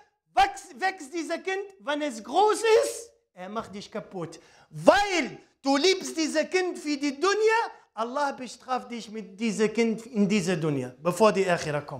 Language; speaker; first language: German; non-native, fluent; Arabic